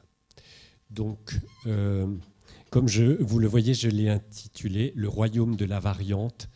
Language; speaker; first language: French; native; French